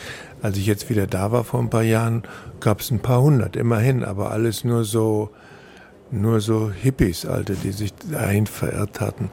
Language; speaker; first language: German; native; German